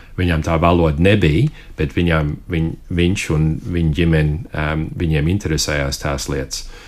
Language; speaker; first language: Latvian; early bilingual, heritage; Latvian